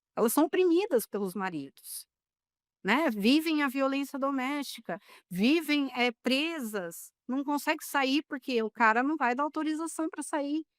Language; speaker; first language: Portuguese; native; Portuguese